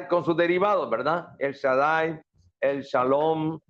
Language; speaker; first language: Spanish; native; Spanish